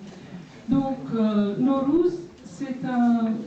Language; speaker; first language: French; non-native, fluent; Persian